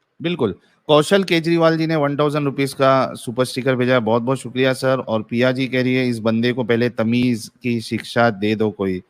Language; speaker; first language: Urdu; native; Urdu